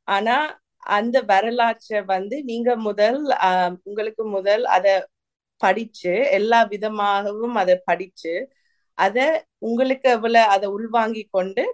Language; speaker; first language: Tamil; early bilingual, heritage; Tamil